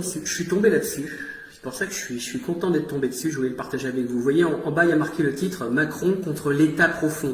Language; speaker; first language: French; native; French